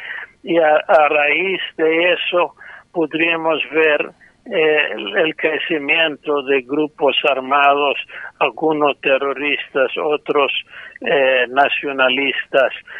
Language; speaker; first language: Spanish; non-native, fluent; English